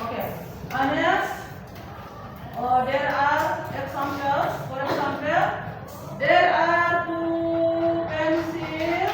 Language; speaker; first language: English; non-native, learner; Indonesian